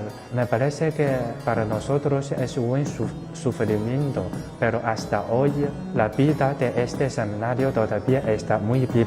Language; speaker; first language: Spanish; non-native, learner; Chinese